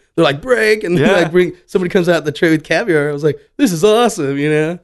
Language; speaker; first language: English; native; English